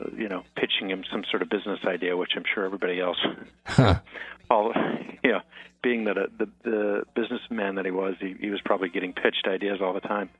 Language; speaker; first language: English; native; English